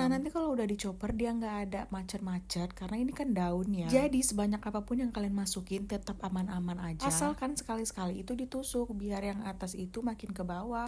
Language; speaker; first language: Indonesian; native; Indonesian